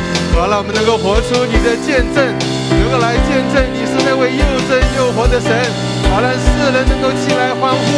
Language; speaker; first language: Chinese; native; Chinese